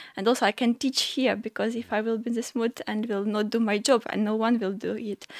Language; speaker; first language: English; non-native, fluent; Ukrainian